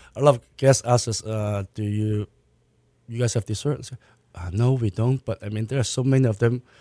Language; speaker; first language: English; non-native, local second language; Cantonese